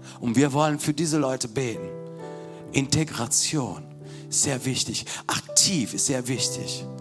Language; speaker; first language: German; non-native, fluent; Italian